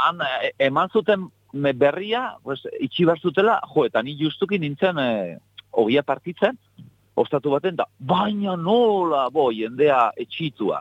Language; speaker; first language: Basque; native; Basque